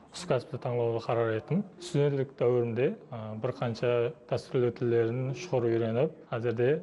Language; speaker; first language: Uzbek; non-native, local second language; Kara-Kalpak